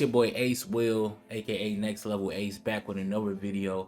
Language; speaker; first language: English; native; English